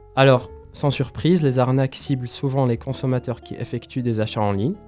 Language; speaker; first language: French; non-native, local second language; Arabic